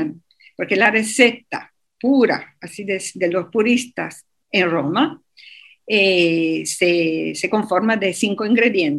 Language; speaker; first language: Spanish; non-native, fluent; Italian